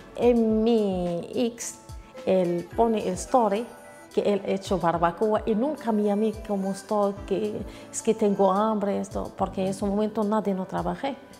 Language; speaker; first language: Spanish; non-native, learner; Arabic